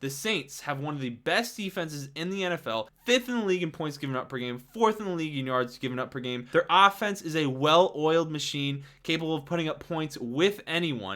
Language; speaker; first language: English; native; English